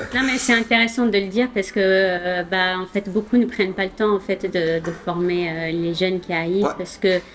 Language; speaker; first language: French; non-native, local second language; Arabic